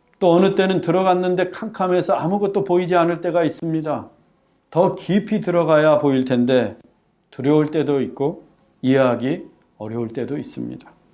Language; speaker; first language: Korean; native; Korean